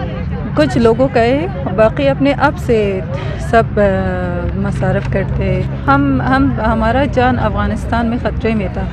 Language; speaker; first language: Hindi; non-native, local second language; Persian